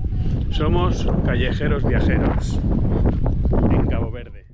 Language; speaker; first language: Spanish; native; Spanish